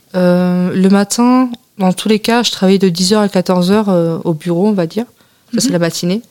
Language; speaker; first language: French; native; French